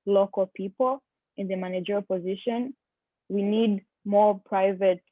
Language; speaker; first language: English; non-native, local second language; Swahili